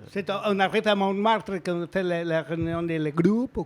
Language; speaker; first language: French; non-native, learner; Spanish